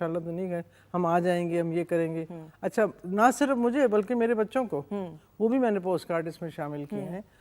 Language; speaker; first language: Urdu; non-native, local second language; English